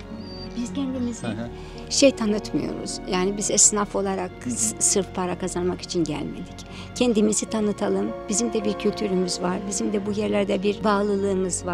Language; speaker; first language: Turkish; non-native, local second language; Greek